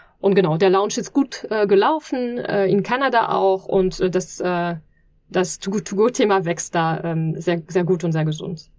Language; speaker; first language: German; non-native, fluent; French